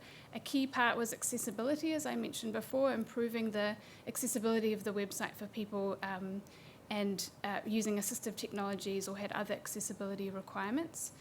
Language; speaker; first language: English; native; English